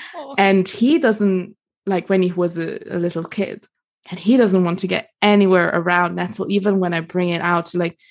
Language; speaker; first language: English; non-native, fluent; Italian